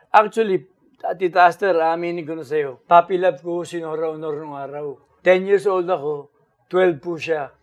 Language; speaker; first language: Filipino; native; Filipino